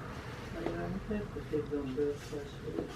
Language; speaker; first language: French; non-native, fluent; Slovak